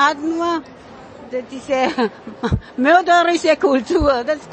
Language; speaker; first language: German; non-native, fluent; Min Nan Chinese